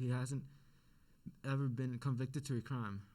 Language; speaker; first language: English; native; English